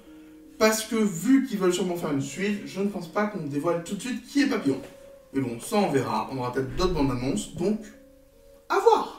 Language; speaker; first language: French; native; French